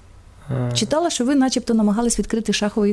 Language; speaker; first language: Ukrainian; native; Ukrainian